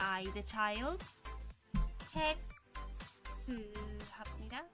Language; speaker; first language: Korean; non-native, learner; English